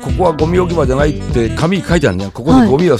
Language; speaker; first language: Japanese; native; Japanese